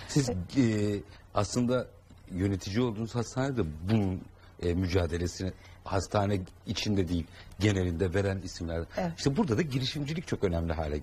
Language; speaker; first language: Turkish; native; Turkish